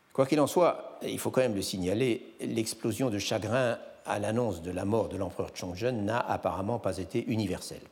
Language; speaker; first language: French; native; French